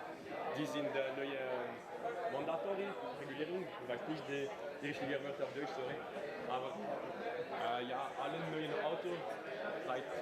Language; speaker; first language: German; non-native, learner; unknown